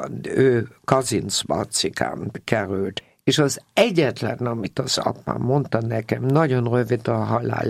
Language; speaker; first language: Hungarian; non-native, fluent; German